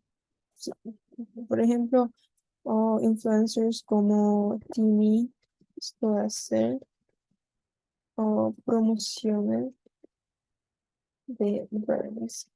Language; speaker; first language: Spanish; non-native, learner; Korean